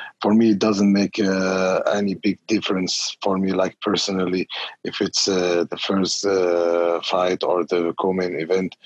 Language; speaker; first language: English; non-native, fluent; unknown